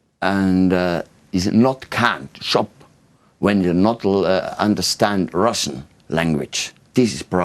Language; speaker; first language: English; non-native, learner; Estonian